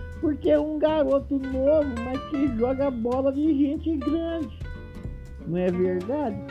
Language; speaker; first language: Portuguese; native; Portuguese